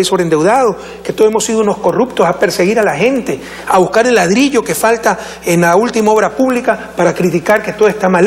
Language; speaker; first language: Spanish; native; Spanish